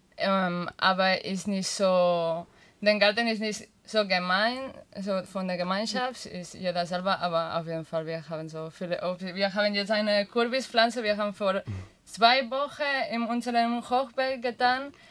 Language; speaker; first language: German; non-native, learner; Catalan